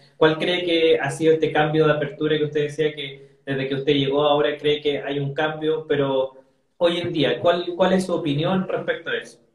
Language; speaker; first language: Spanish; native; Spanish